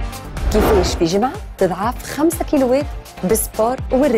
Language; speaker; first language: Arabic; native; Arabic